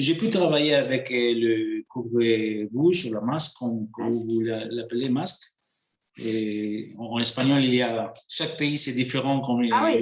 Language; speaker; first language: French; non-native, fluent; Spanish